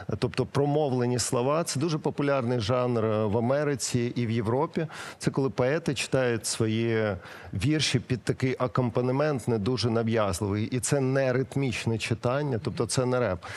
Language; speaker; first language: Ukrainian; non-native, local second language; Russian